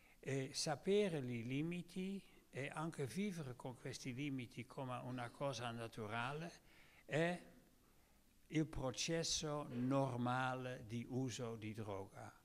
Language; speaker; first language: Italian; non-native, learner; Dutch